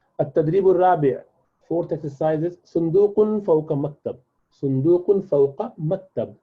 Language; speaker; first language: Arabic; non-native, fluent; Urdu